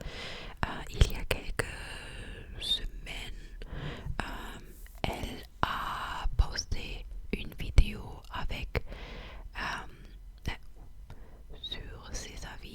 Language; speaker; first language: French; non-native, fluent; English